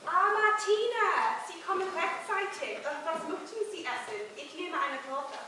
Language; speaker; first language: German; non-native, learner; English